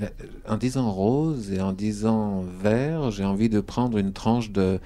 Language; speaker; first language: French; native; French